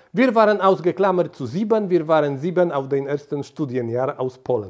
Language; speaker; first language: German; non-native, fluent; Polish